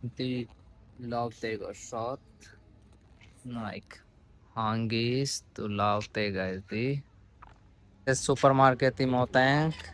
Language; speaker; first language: Armenian; non-native, learner; Hindi